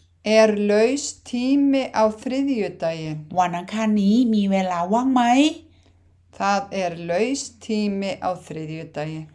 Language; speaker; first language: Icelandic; non-native, fluent; Thai